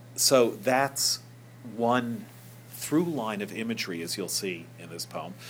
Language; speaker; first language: English; native; English